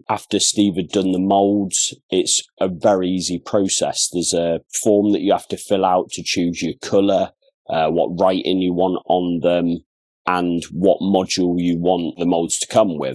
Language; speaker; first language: English; native; English